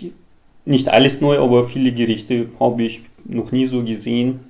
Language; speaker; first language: German; non-native, fluent; Russian